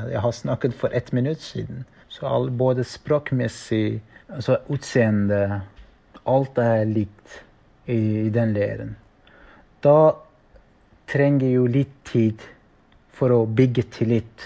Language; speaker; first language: Norwegian; non-native, fluent; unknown